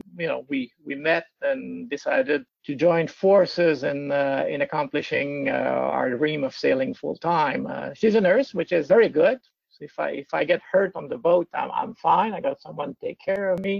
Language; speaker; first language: English; native; English